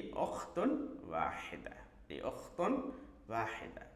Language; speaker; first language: Arabic; non-native, fluent; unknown